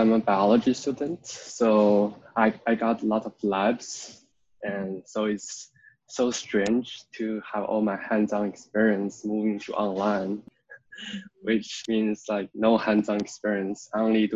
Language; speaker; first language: English; non-native, fluent; Chinese